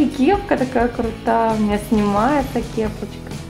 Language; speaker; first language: Russian; native; Russian